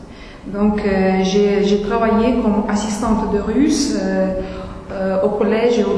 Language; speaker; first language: French; non-native, fluent; Russian